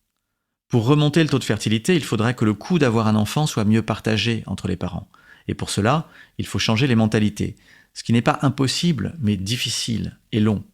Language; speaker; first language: French; native; French